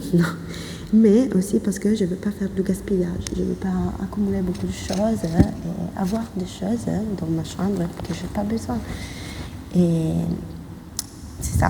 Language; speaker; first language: French; non-native, fluent; Italian